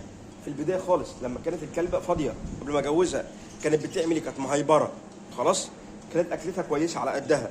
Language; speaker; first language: Arabic; native; Arabic